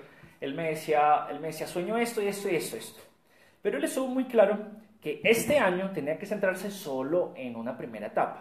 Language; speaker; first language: Spanish; native; Spanish